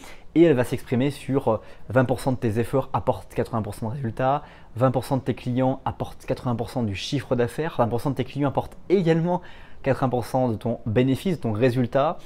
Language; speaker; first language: French; native; French